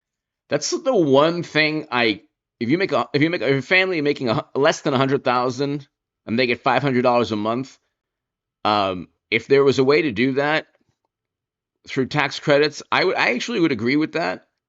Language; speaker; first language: English; native; English